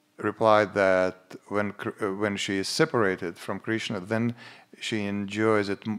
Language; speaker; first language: English; non-native, fluent; Latvian